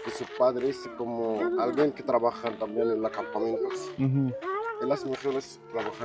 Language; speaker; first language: Spanish; non-native, learner; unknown